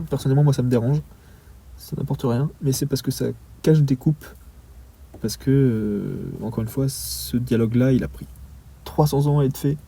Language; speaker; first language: French; native; French